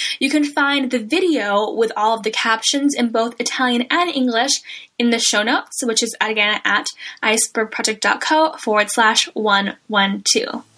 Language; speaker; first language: English; native; English